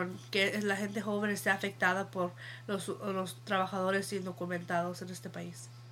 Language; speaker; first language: Spanish; early bilingual, heritage; Spanish